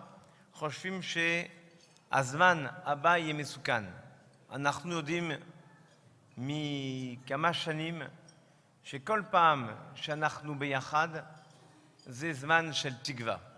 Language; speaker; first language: Hebrew; non-native, fluent; French